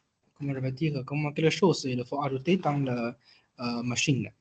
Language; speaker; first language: French; non-native, learner; Chinese